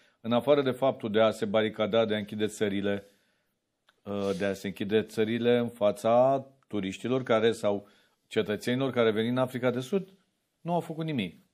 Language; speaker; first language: Romanian; native; Romanian